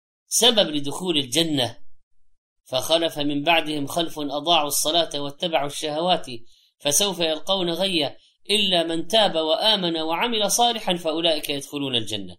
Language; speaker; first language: Arabic; native; Arabic